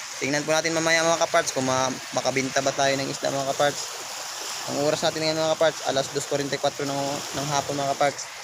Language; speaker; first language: Filipino; non-native, local second language; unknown